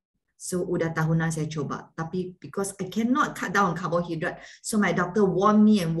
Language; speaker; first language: English; non-native, fluent; Malay